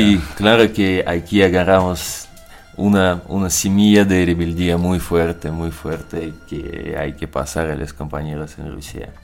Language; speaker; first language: Spanish; non-native, learner; Russian